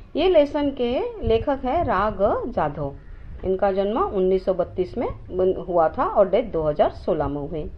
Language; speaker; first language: Hindi; non-native, local second language; Marathi